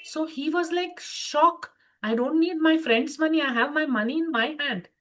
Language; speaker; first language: English; non-native, local second language; Kannada